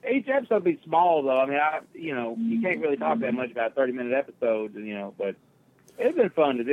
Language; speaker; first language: English; native; English